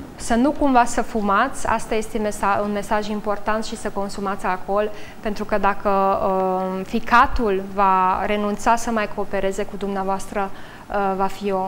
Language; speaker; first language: Romanian; native; Romanian